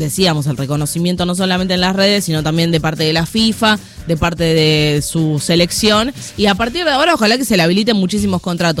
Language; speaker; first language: Spanish; native; Spanish